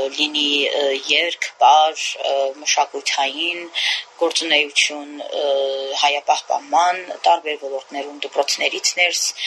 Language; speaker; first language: Armenian; early bilingual, heritage; Armenian